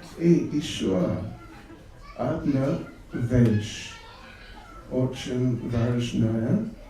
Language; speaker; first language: Russian; non-native, learner; English